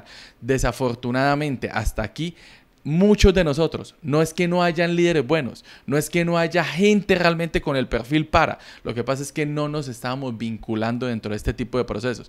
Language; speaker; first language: Spanish; native; Spanish